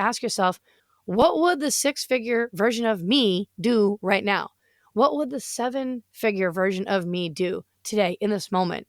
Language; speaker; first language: English; native; English